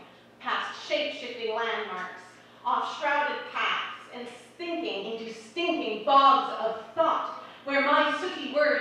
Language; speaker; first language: English; native; English